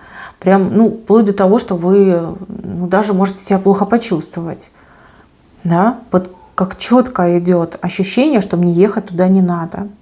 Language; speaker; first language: Russian; native; Russian